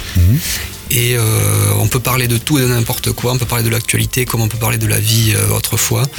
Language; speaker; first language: French; native; French